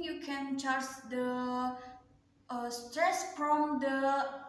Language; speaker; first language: English; non-native, learner; Indonesian